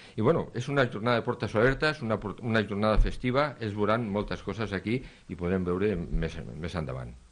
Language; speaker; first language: Catalan; non-native, local second language; Spanish